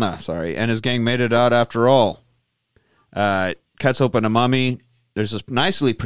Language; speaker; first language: English; native; English